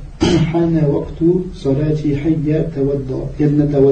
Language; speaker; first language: Arabic; non-native, learner; French